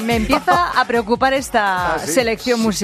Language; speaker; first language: Spanish; native; Spanish